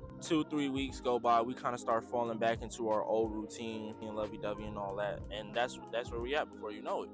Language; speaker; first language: English; native; English